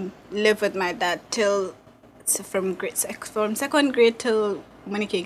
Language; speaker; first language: English; non-native, local second language; Wolof